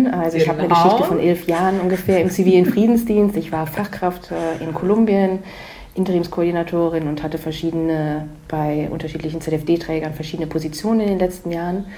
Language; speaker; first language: German; native; German